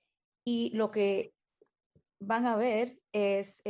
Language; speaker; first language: Spanish; early bilingual, heritage; Spanish